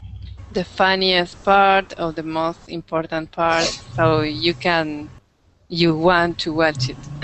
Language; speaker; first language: English; non-native, learner; Spanish